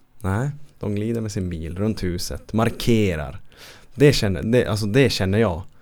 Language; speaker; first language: Swedish; native; Swedish